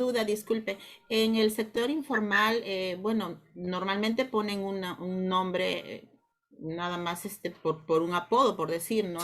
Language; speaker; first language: Spanish; native; Spanish